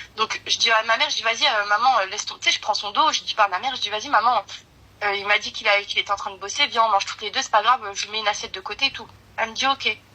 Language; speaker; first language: French; early bilingual, other home language; Arabic